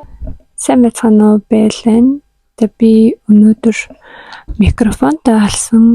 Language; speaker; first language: Mongolian; non-native, local second language; Kazakh